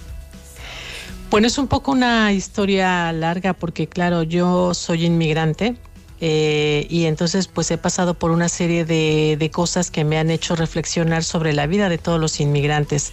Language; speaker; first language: Spanish; native; Spanish